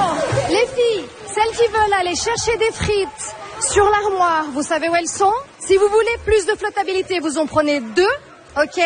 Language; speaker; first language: French; native; French